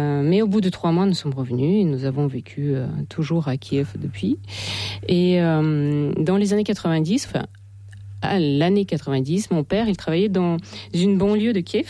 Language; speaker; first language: French; non-native, fluent; Russian